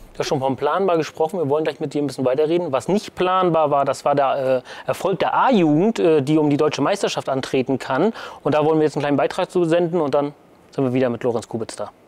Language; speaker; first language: German; native; German